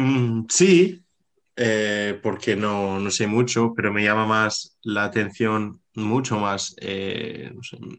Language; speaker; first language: Spanish; non-native, fluent; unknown